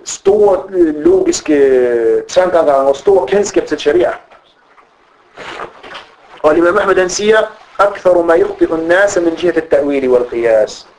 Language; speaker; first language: Danish; non-native, fluent; Arabic